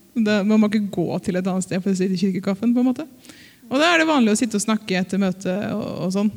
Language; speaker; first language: Norwegian; native; Norwegian